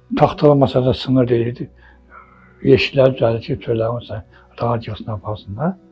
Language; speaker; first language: Azerbaijani; non-native, local second language; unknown